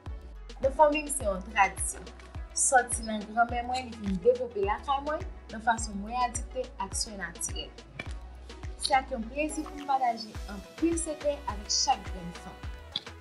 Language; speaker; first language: Haitian Creole; native; Haitian Creole